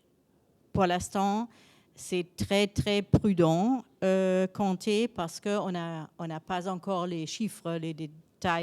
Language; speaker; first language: French; non-native, learner; German